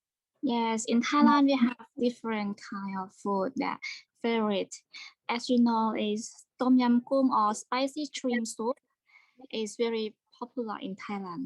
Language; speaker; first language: English; non-native, learner; Thai